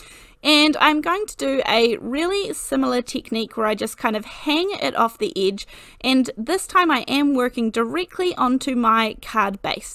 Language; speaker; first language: English; native; English